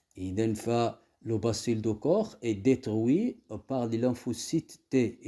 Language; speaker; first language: French; non-native, local second language; Arabic